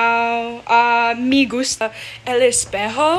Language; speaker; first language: Spanish; non-native, learner; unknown